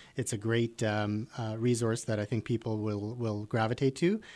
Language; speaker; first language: English; native; English